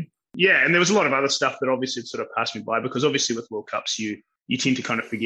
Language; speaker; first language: English; native; English